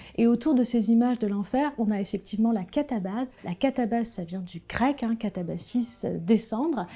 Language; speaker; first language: French; native; French